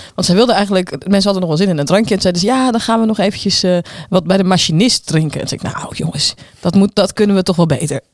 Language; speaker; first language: Dutch; native; Dutch